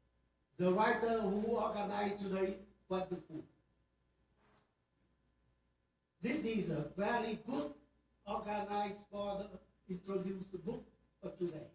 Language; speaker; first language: English; non-native, learner; Vietnamese